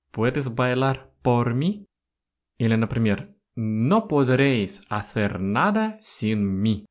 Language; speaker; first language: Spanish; non-native, fluent; Russian